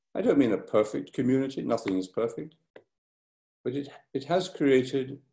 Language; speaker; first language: English; native; English